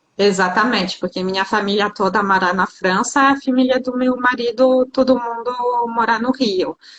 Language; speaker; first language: Portuguese; non-native, fluent; French